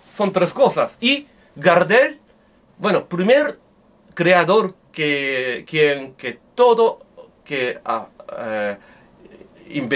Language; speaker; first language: Spanish; non-native, learner; Japanese